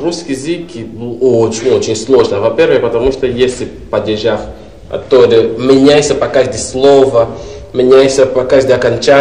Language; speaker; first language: Russian; non-native, learner; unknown